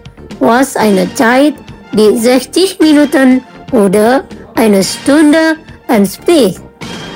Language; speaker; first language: German; non-native, learner; Indonesian